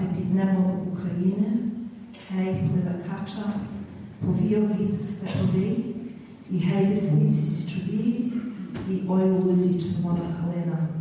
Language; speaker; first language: Ukrainian; early bilingual, heritage; Ukrainian